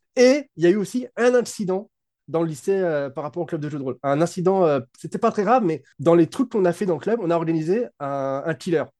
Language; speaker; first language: French; native; French